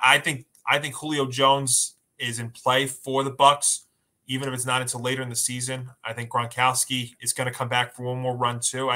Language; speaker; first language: English; native; English